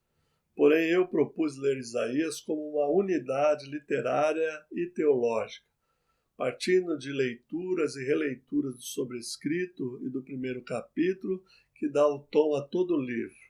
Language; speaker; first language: Portuguese; native; Portuguese